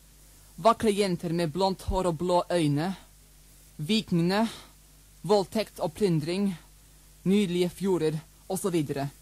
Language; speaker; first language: Norwegian; non-native, learner; English